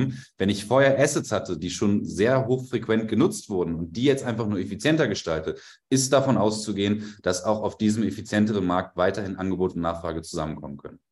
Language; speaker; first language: German; native; German